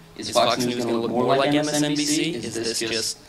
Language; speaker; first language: English; native; English